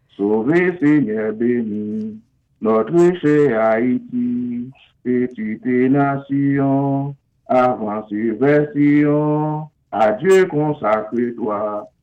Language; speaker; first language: French; non-native, local second language; Haitian Creole